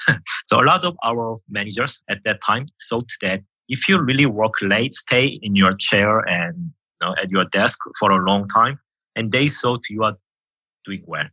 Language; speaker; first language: English; non-native, fluent; Korean